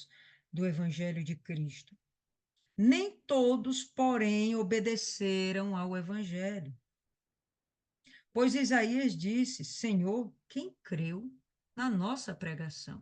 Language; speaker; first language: Portuguese; native; Portuguese